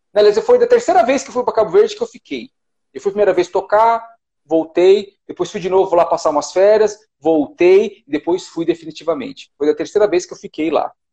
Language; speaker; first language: Portuguese; native; Portuguese